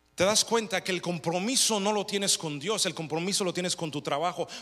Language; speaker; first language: Spanish; early bilingual, heritage; Spanish